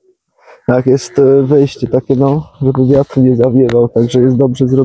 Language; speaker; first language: Polish; native; Polish